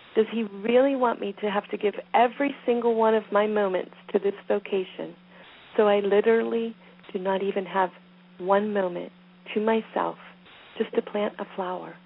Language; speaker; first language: English; native; English